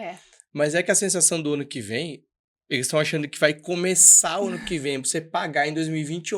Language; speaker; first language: Portuguese; native; Portuguese